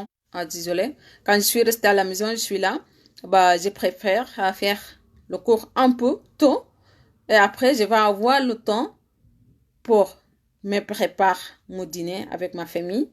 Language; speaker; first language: French; non-native, learner; Arabic